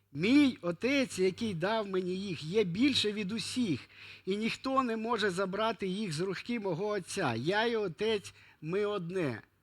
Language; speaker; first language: Ukrainian; non-native, local second language; Russian